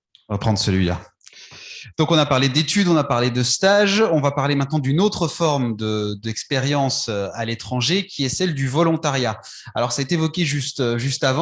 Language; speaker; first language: French; native; French